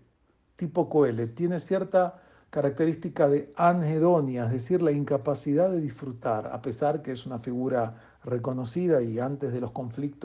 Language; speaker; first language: Spanish; native; Spanish